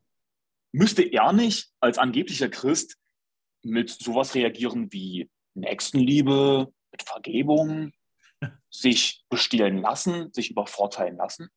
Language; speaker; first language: German; native; German